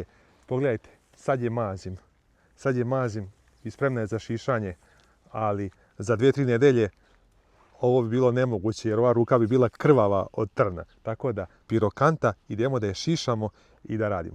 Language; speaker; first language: Croatian; native; Croatian